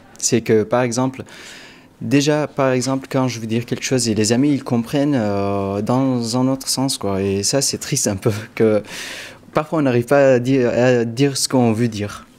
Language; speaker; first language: French; non-native, fluent; Arabic